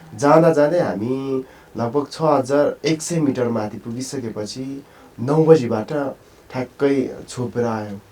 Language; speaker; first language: Nepali; non-native, local second language; Sherpa